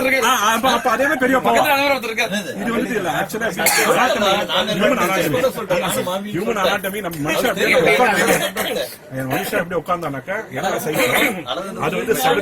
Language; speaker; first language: Tamil; native; Tamil